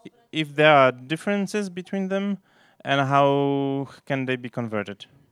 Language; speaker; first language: English; non-native, fluent; Czech